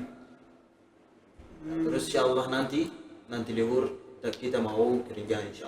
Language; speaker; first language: Indonesian; non-native, learner; Arabic